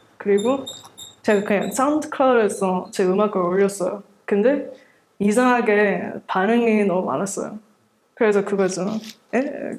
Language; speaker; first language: Korean; early bilingual, heritage; English